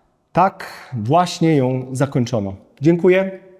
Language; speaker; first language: Polish; native; Polish